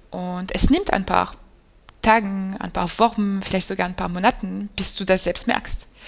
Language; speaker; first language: German; non-native, fluent; French